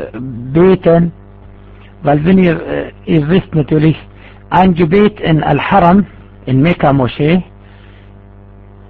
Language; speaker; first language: German; non-native, fluent; Arabic